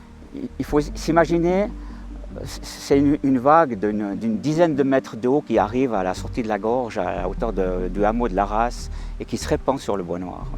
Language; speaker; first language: French; native; French